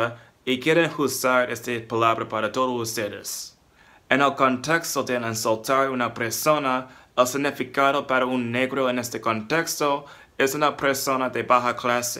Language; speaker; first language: Spanish; non-native, fluent; English